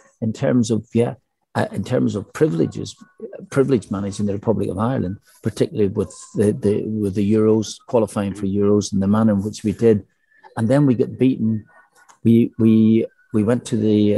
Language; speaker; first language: English; native; English